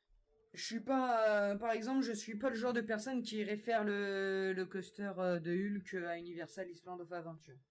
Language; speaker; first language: French; native; French